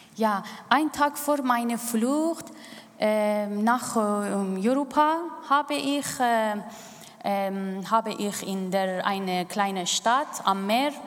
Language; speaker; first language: German; non-native, fluent; Persian